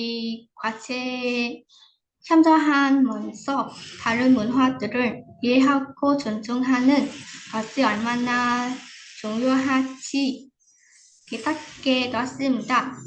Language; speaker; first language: Korean; non-native, fluent; Vietnamese